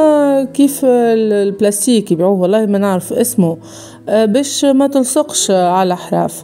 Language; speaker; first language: Arabic; native; Arabic